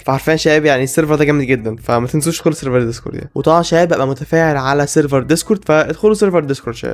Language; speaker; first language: Arabic; native; Arabic